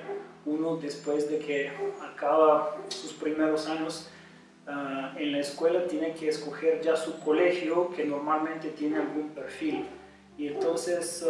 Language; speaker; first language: Spanish; non-native, fluent; Bulgarian